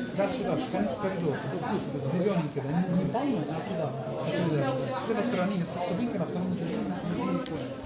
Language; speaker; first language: Russian; non-native, learner; Arabic